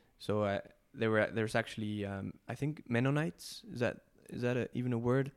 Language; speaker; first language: English; non-native, fluent; Spanish